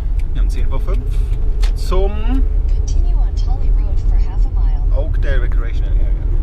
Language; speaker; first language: German; native; German